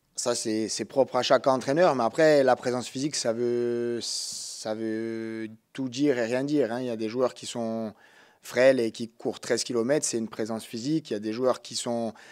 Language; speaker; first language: French; native; French